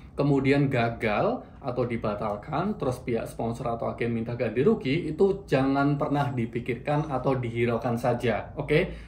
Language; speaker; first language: Indonesian; native; Indonesian